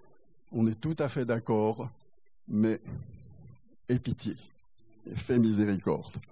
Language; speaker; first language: French; native; French